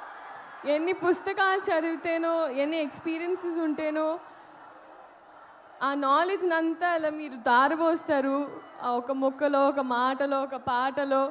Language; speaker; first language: Telugu; non-native, fluent; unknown